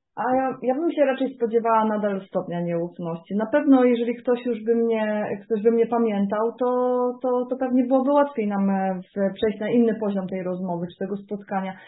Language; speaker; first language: Polish; native; Polish